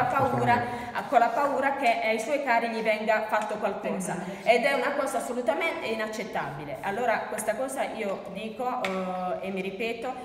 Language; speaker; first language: Italian; native; Italian